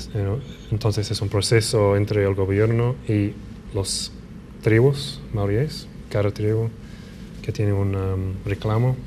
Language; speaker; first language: Spanish; non-native, fluent; English